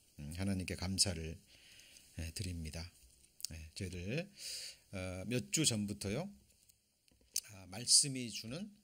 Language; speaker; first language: Korean; native; Korean